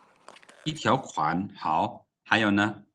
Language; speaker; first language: Chinese; non-native, fluent; Lao